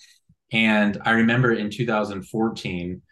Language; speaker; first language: English; native; English